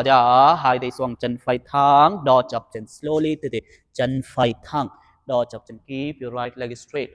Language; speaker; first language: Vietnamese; non-native, learner; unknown